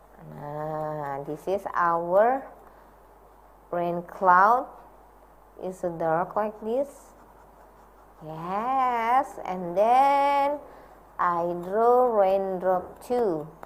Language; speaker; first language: English; non-native, learner; Indonesian